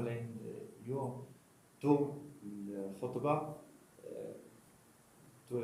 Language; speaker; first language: Spanish; non-native, learner; Arabic